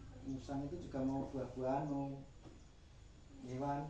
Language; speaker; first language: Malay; non-native, local second language; Javanese